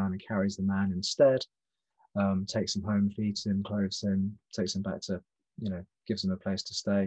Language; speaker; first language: English; native; English